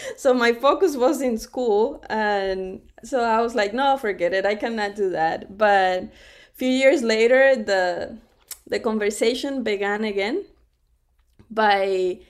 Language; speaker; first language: English; non-native, fluent; Spanish